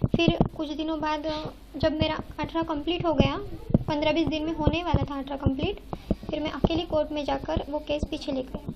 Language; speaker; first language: Hindi; non-native, local second language; Marathi